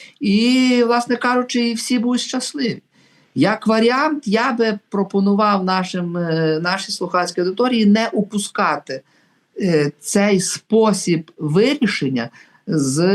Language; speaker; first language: Ukrainian; native; Ukrainian